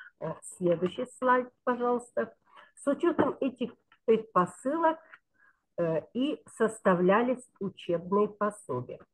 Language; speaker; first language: Russian; non-native, local second language; Kyrgyz